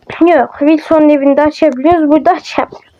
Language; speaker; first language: Turkish; native; Turkish